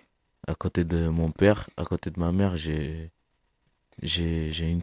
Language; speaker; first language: French; non-native, fluent; Kabuverdianu